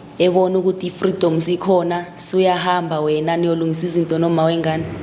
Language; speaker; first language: Zulu; native; Zulu